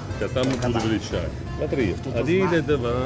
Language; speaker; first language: Russian; non-native, learner; Italian